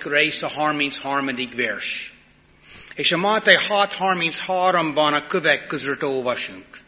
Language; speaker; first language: Hungarian; non-native, learner; English